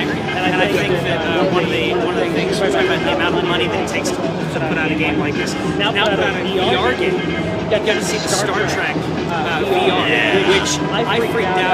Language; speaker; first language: English; native; English